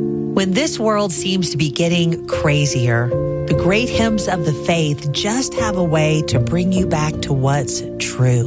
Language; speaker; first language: English; native; English